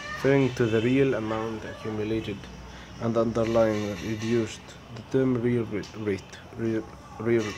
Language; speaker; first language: English; non-native, fluent; Arabic